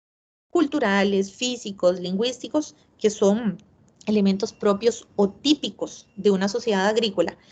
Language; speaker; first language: Spanish; native; Spanish